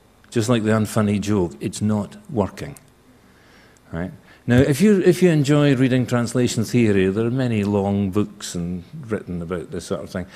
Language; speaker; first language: English; native; English